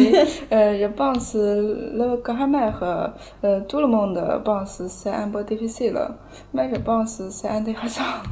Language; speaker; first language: French; non-native, learner; Chinese